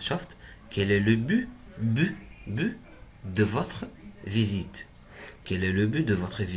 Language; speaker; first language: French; non-native, fluent; Arabic